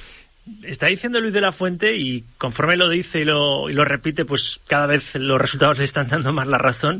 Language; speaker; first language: Spanish; native; Spanish